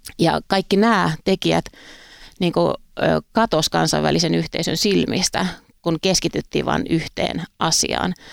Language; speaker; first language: Finnish; native; Finnish